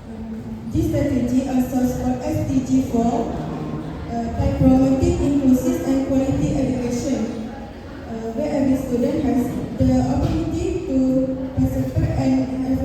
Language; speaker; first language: English; non-native, learner; Malay